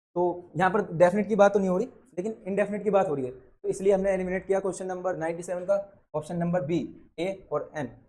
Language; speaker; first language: Hindi; native; Hindi